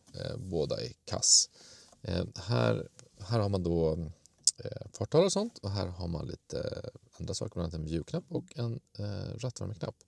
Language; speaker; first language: Swedish; native; Swedish